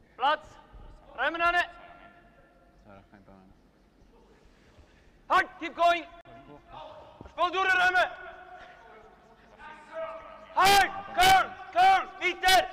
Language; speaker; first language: German; native; German